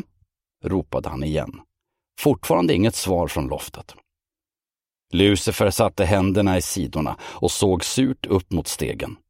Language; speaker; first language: Swedish; native; Swedish